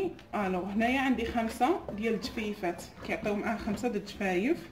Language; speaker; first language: Arabic; native; Arabic